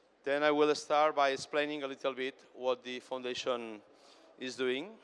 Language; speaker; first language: English; non-native, fluent; Catalan